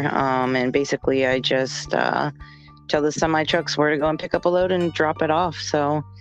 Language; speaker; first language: English; native; English